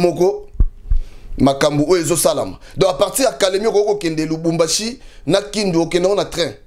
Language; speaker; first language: French; non-native, local second language; Lingala